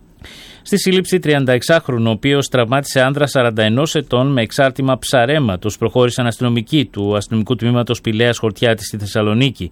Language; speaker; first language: Greek; native; Greek